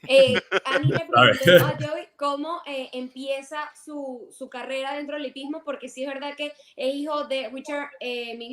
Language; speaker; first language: Spanish; native; Spanish